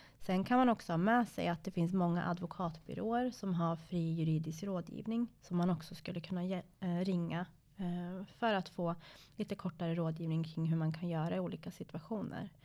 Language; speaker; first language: Swedish; early bilingual, other home language; Persian